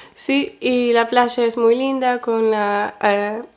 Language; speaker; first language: Spanish; non-native, learner; Polish